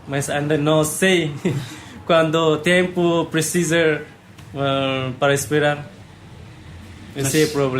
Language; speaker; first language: Portuguese; non-native, learner; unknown